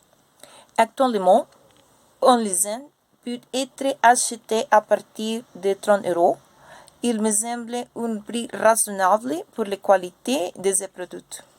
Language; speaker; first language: French; non-native, learner; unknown